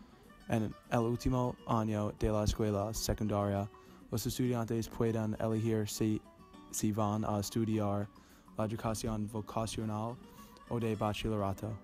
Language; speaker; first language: Spanish; non-native, learner; English